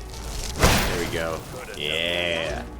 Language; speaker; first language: English; native; English